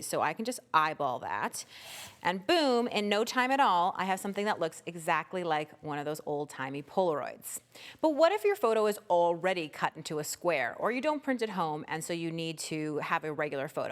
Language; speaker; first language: English; native; English